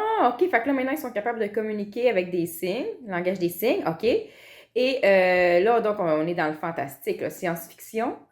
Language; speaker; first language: French; native; French